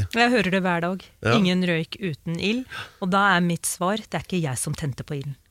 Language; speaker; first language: Norwegian; early bilingual, other home language; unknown